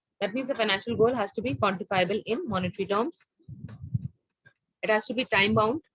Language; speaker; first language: English; non-native, local second language; Hindi